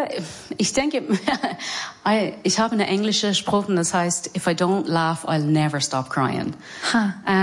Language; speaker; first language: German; non-native, fluent; English